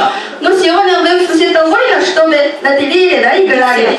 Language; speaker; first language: Russian; non-native, learner; Chinese